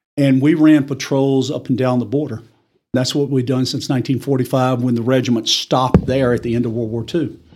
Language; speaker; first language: English; native; English